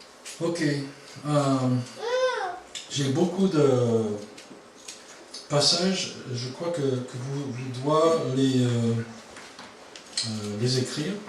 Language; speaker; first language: French; non-native, fluent; English